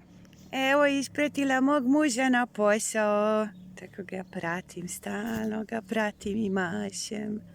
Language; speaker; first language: Bosnian; native; Bosnian